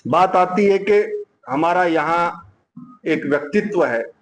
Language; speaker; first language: Hindi; non-native, local second language; Gujarati